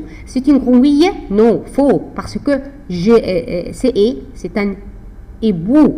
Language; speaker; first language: French; non-native, fluent; Arabic